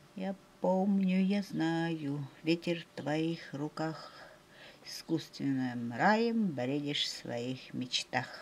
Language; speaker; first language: Russian; native; Russian